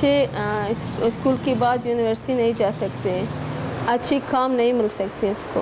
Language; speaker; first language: Hindi; non-native, fluent; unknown